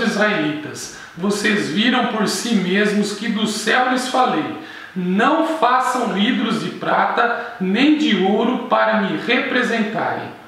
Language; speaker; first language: Portuguese; native; Portuguese